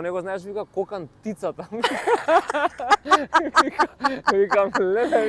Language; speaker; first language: Macedonian; native; Macedonian